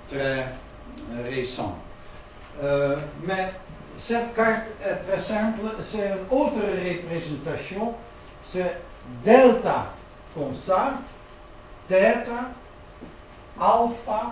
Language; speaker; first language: French; non-native, learner; Dutch